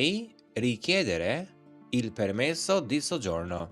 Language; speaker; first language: Italian; non-native, fluent; Albanian